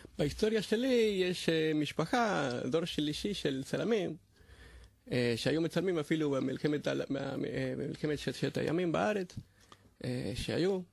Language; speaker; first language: Hebrew; non-native, fluent; Spanish